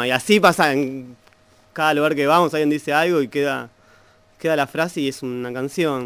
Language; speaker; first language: Spanish; native; Spanish